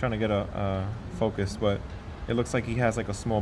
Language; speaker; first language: English; native; English